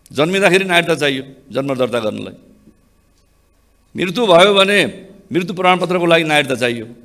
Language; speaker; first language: Nepali; native; Nepali